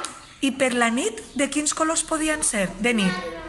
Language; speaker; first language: Catalan; native; Catalan